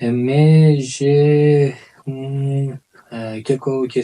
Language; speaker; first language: French; non-native, learner; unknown